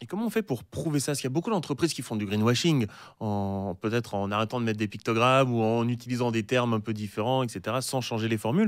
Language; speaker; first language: French; native; French